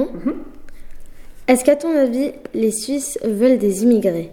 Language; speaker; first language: French; early bilingual, other home language; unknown